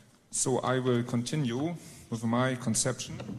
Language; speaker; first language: English; non-native, learner; German